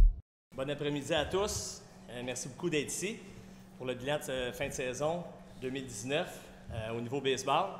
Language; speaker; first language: French; native; French